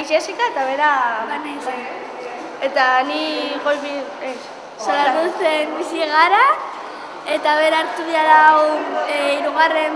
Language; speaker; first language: Basque; non-native, local second language; Spanish